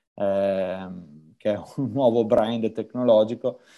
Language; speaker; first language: Italian; native; Italian